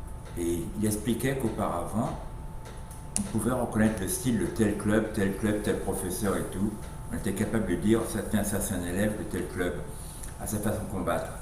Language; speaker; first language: French; native; French